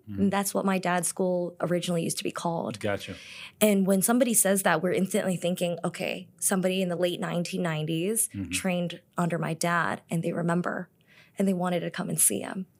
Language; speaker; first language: English; early bilingual, other home language; Korean